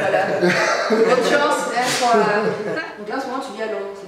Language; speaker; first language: French; native; French